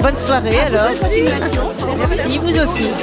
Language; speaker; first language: French; native; French